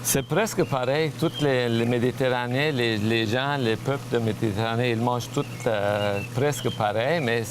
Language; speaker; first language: French; non-native, fluent; Armenian